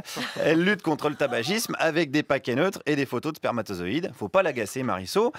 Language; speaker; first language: French; native; French